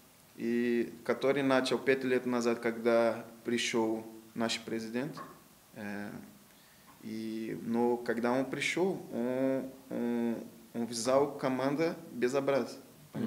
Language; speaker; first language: Russian; non-native, learner; Portuguese